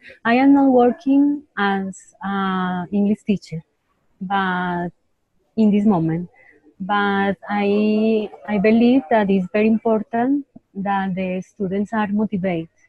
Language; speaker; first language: English; non-native, learner; Spanish